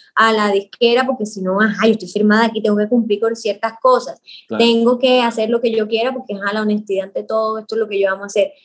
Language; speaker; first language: Spanish; native; Spanish